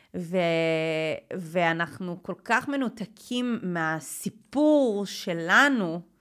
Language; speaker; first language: Hebrew; non-native, fluent; English